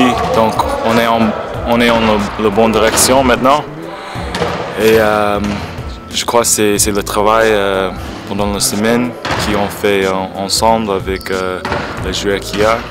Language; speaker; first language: French; non-native, fluent; English